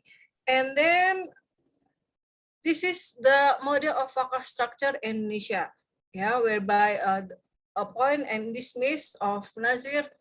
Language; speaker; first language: English; non-native, fluent; Indonesian